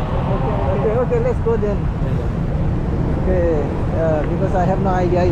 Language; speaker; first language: English; non-native, learner; Nepali